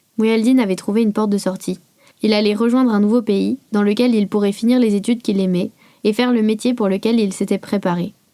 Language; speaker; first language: French; native; French